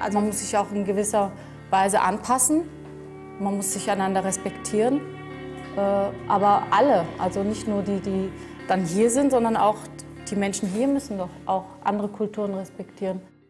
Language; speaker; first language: German; native; German